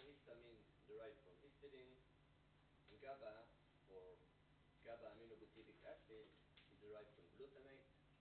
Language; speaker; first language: English; non-native, fluent; Hebrew